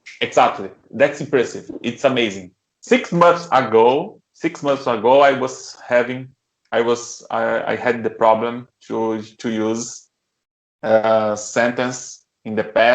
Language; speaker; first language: English; non-native, learner; Portuguese